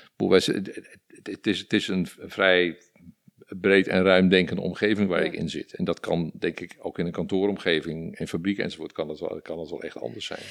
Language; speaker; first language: Dutch; native; Dutch